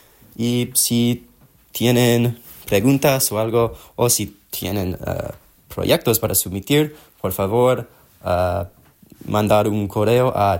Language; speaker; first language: Spanish; non-native, learner; English